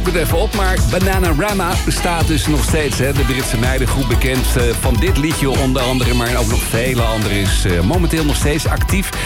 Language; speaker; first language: Dutch; native; Dutch